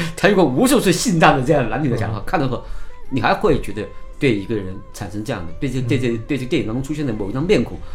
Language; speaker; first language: Chinese; native; Chinese